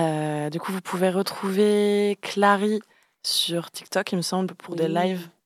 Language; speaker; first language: French; native; French